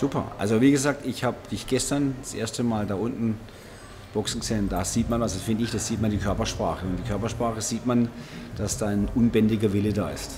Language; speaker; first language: German; native; German